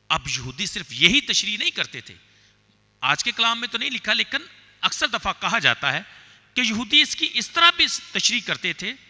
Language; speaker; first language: Urdu; non-native, local second language; Punjabi